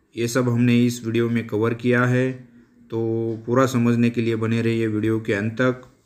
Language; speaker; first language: Hindi; non-native, local second language; Marathi